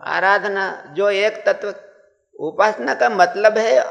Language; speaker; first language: Hindi; non-native, local second language; Gujarati